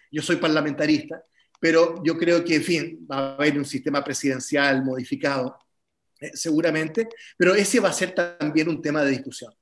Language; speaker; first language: Spanish; native; Spanish